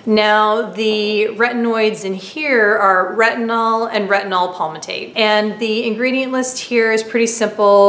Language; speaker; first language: English; native; English